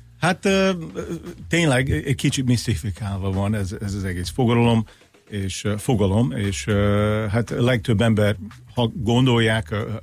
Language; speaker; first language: Hungarian; non-native, fluent; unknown